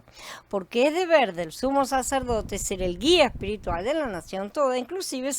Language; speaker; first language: Spanish; native; Spanish